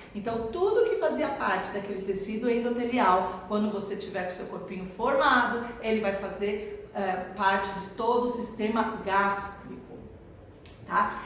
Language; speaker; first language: Portuguese; native; Portuguese